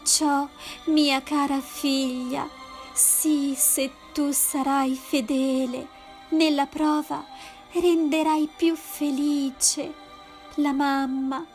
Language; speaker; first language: Italian; native; Italian